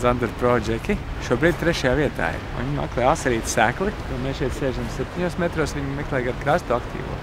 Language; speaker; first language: Latvian; native; Latvian